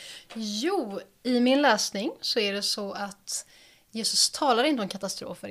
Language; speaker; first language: Swedish; native; Swedish